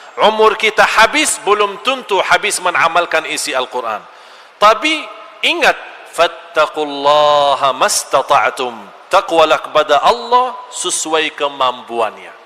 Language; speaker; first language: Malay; non-native, fluent; Arabic